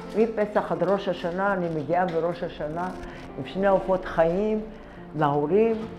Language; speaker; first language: Hebrew; early bilingual, other home language; Arabic